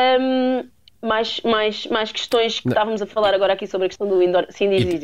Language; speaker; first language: Portuguese; native; Portuguese